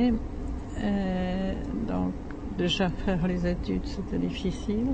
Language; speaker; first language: French; non-native, fluent; Czech